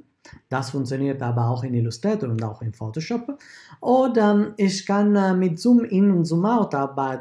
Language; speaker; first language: German; non-native, fluent; Italian